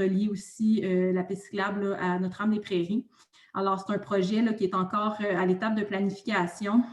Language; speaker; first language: French; native; French